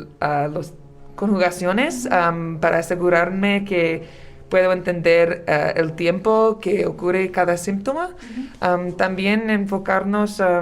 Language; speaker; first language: Spanish; non-native, learner; English